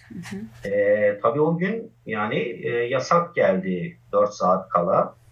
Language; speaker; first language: Turkish; non-native, local second language; Kurdish